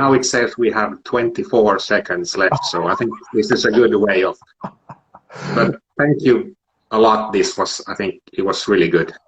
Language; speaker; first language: English; non-native, fluent; Finnish